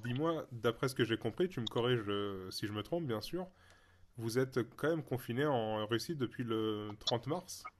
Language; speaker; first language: French; native; French